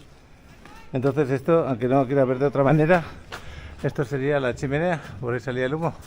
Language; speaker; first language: Spanish; native; Spanish